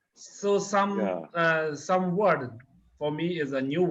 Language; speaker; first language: English; non-native, learner; Chinese